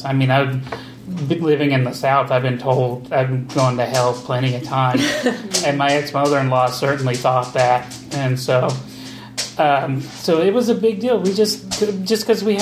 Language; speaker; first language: English; native; English